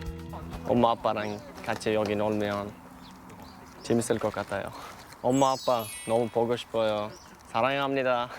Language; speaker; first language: Korean; non-native, fluent; Japanese